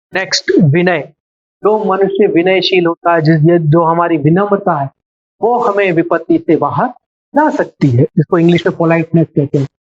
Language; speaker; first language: Hindi; non-native, local second language; Telugu